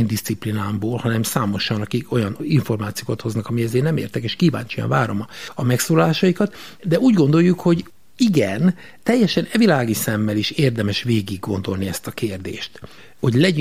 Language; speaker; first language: Hungarian; native; Hungarian